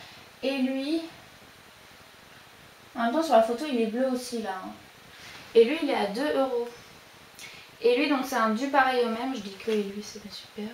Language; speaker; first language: French; native; French